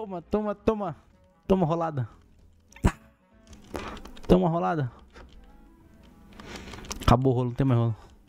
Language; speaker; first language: Portuguese; native; Portuguese